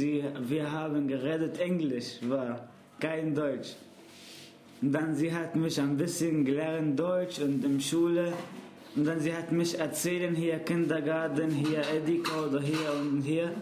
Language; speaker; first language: German; non-native, learner; Arabic